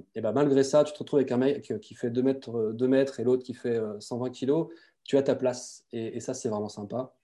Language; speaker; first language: French; native; French